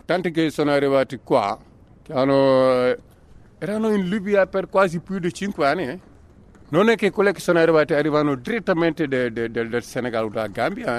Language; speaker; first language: Italian; non-native, fluent; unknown